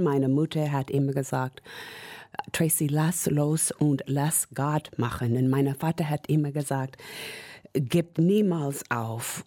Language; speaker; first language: German; non-native, fluent; English